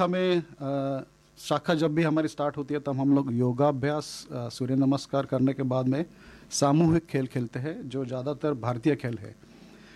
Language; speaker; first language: Hindi; non-native, local second language; Marathi